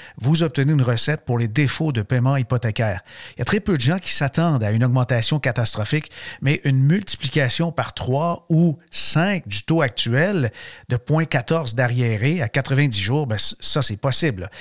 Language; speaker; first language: French; native; French